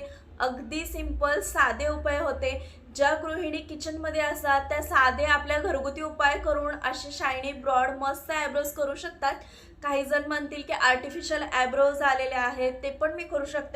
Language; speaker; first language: Marathi; native; Marathi